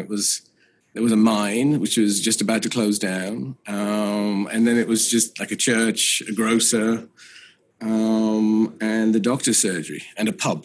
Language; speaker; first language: English; native; English